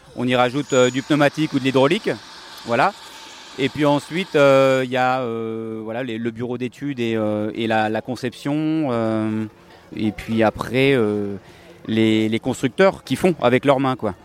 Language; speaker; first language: French; native; French